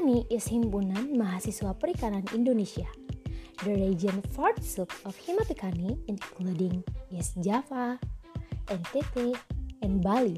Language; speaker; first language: English; non-native, learner; Indonesian